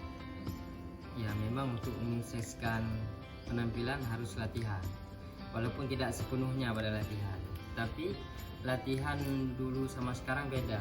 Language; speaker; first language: Indonesian; non-native, local second language; Achinese